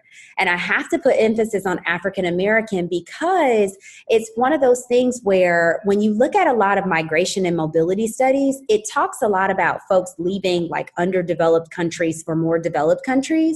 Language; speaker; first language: English; native; English